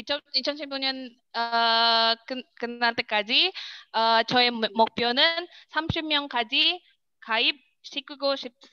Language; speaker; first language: Korean; non-native, learner; Indonesian